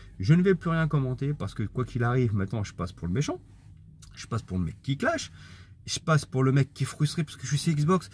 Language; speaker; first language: French; native; French